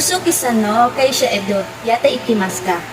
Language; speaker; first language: Japanese; non-native, learner; Filipino